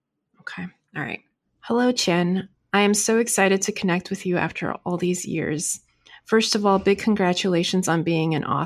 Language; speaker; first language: English; early bilingual, other home language; Chinese